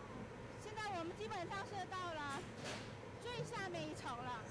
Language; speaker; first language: Chinese; native; Chinese